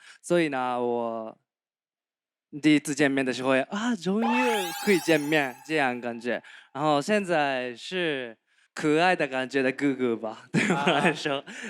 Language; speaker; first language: Chinese; non-native, learner; Japanese